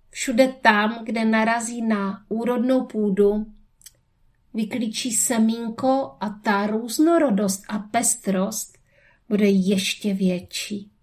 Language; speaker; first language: Czech; native; Czech